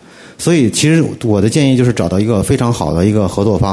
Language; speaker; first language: Chinese; native; Chinese